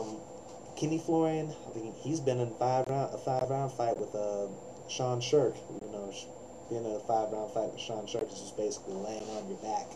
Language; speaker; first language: English; native; English